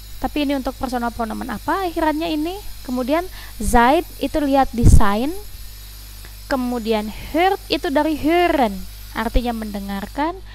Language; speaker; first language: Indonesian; native; Indonesian